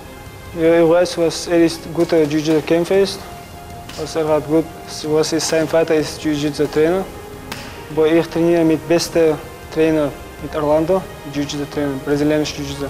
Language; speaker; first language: German; non-native, learner; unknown